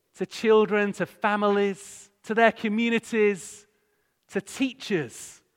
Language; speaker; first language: English; native; English